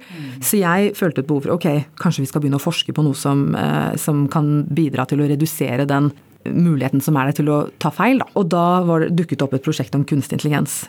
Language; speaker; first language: Norwegian; early bilingual, other home language; Bangla